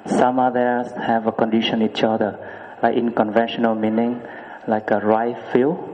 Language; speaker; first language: English; non-native, learner; Vietnamese